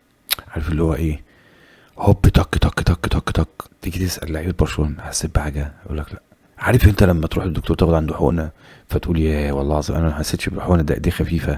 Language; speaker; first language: Arabic; native; Arabic